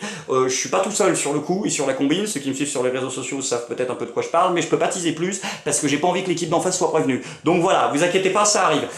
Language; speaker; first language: French; native; French